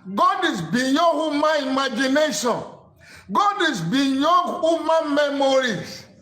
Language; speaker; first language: English; non-native, local second language; Yoruba